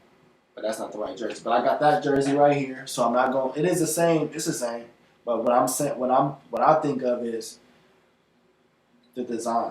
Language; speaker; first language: English; native; English